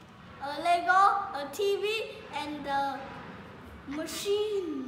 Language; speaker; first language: English; non-native, learner; Vietnamese